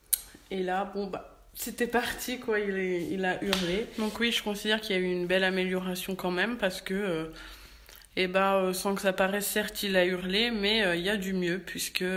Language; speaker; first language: French; native; French